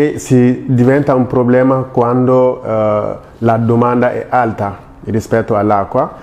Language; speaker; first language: Italian; non-native, fluent; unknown